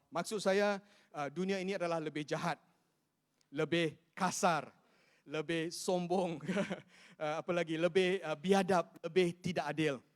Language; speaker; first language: Malay; non-native, local second language; Chinese